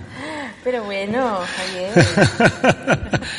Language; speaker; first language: Spanish; non-native, learner; Arabic